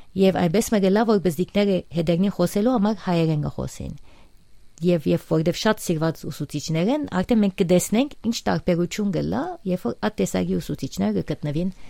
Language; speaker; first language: Armenian; early bilingual, heritage; Armenian